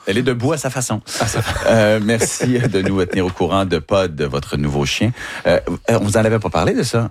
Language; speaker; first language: French; native; French